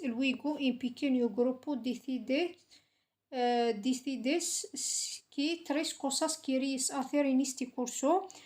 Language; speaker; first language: Spanish; non-native, fluent; French